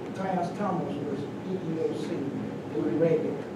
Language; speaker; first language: English; native; English